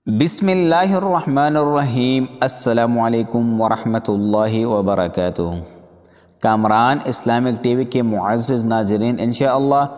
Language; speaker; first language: Urdu; non-native, local second language; Pashto